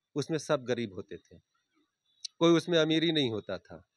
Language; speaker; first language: Hindi; native; Hindi